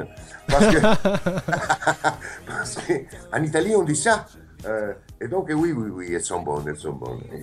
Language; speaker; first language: French; non-native, fluent; Italian